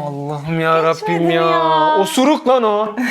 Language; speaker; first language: Turkish; non-native, fluent; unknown